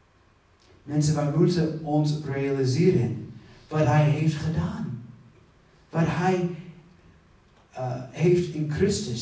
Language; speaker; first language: Dutch; non-native, fluent; English